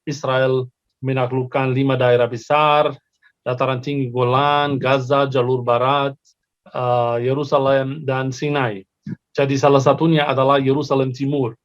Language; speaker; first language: Indonesian; non-native, fluent; Arabic